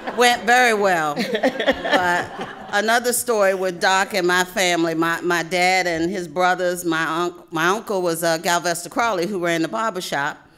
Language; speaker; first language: English; native; English